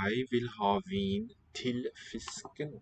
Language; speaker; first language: Norwegian; non-native, learner; English